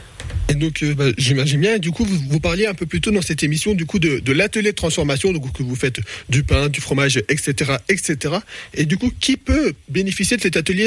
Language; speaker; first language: French; native; French